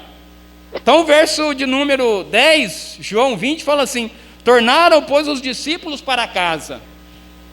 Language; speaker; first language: Portuguese; native; Portuguese